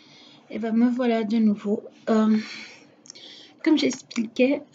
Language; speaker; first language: French; non-native, fluent; Portuguese